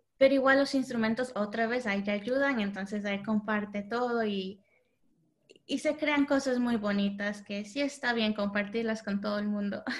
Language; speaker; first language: Spanish; early bilingual, heritage; Spanish